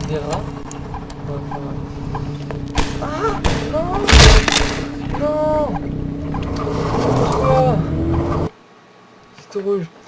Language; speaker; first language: French; native; French